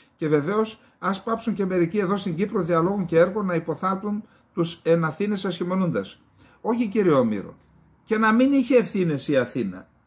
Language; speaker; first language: Greek; native; Greek